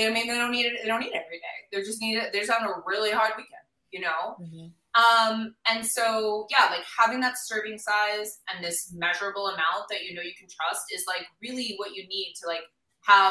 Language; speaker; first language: English; native; English